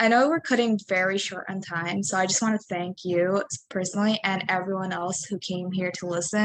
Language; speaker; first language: English; native; English